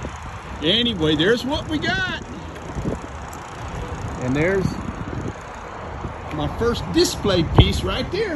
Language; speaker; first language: English; native; English